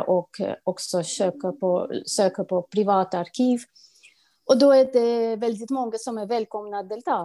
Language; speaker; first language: Swedish; non-native, fluent; Russian